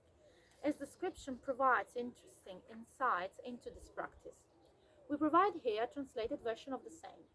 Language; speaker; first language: English; non-native, fluent; Italian